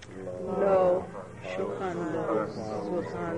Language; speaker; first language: Hebrew; non-native, learner; English